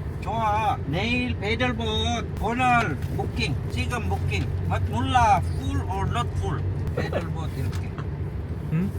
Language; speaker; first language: Korean; non-native, learner; Malay